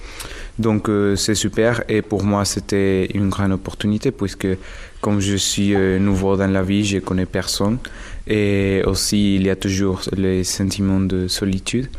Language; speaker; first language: French; non-native, fluent; Spanish